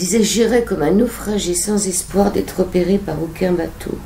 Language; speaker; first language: French; native; French